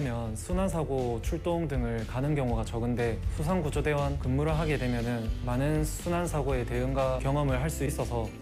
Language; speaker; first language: Korean; native; Korean